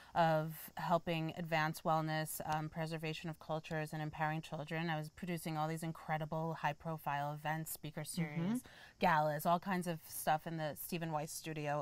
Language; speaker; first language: English; native; English